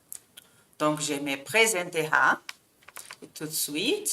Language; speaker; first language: French; non-native, fluent; Portuguese